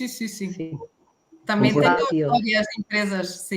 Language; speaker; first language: Spanish; non-native, learner; Portuguese